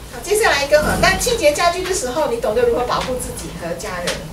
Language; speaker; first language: Chinese; native; Chinese